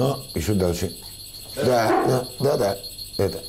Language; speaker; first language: Russian; non-native, learner; English